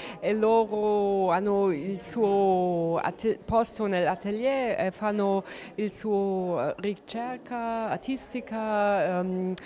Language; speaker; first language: Italian; non-native, learner; German